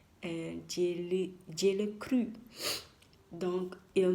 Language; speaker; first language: French; non-native, learner; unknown